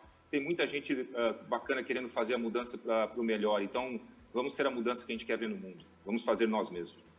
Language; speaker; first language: Portuguese; native; Portuguese